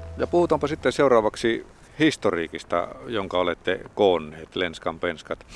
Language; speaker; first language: Finnish; native; Finnish